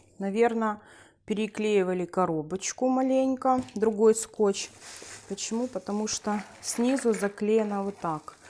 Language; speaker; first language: Russian; non-native, local second language; Ukrainian